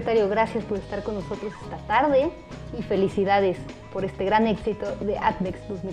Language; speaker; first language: Spanish; native; Spanish